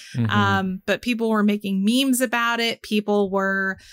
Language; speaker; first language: English; native; English